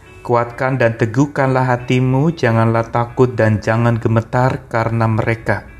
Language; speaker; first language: Indonesian; native; Indonesian